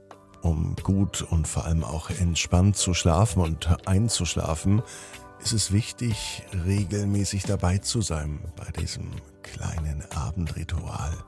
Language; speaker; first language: German; native; German